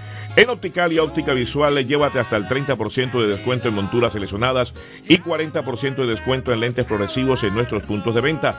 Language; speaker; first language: Spanish; native; Spanish